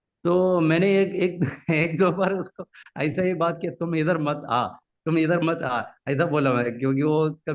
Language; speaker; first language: Hindi; non-native, local second language; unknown